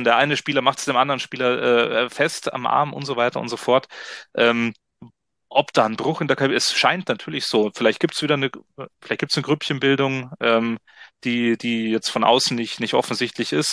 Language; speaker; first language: German; native; German